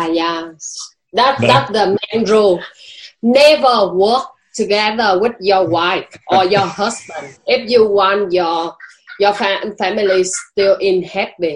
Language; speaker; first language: English; non-native, learner; Vietnamese